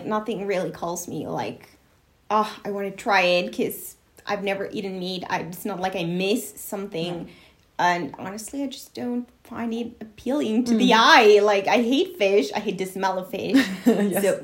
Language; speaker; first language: English; non-native, fluent; Spanish